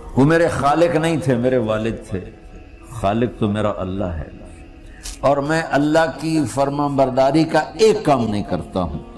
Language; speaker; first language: Urdu; non-native, local second language; Punjabi